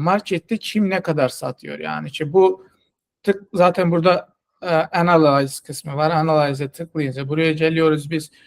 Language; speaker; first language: Turkish; non-native, fluent; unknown